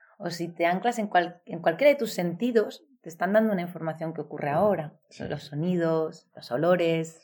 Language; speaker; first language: Spanish; native; Spanish